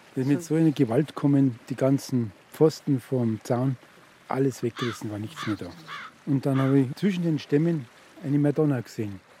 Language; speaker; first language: German; native; German